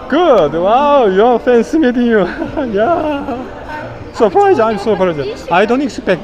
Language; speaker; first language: English; non-native, learner; Korean